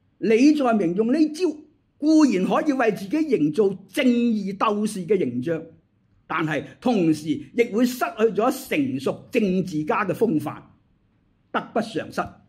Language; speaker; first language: Chinese; native; Chinese